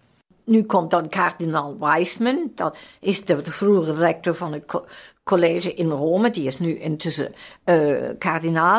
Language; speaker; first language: Dutch; non-native, fluent; German